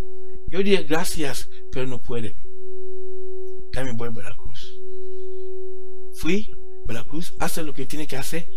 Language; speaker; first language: Spanish; non-native, learner; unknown